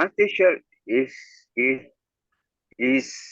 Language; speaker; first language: English; non-native, learner; Spanish